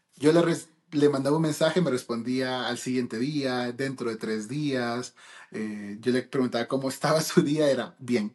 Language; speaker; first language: Spanish; early bilingual, heritage; Spanish